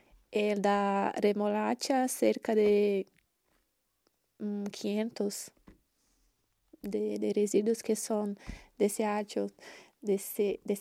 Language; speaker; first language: Spanish; non-native, learner; Portuguese